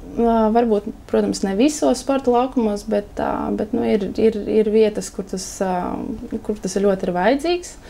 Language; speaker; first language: Latvian; native; Latvian